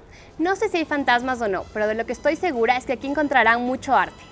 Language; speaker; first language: Spanish; native; Spanish